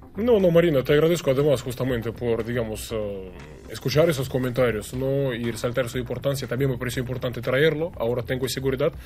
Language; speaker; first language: Spanish; non-native, fluent; Russian